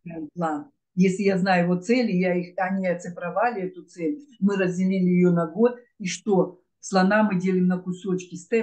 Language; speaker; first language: Russian; native; Russian